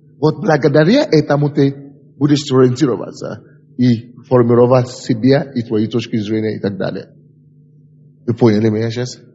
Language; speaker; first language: Russian; non-native, fluent; Yoruba